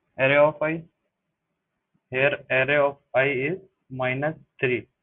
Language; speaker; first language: English; non-native, local second language; Hindi